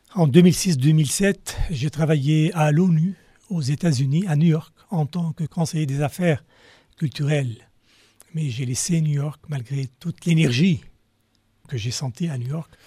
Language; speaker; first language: French; non-native, local second language; Arabic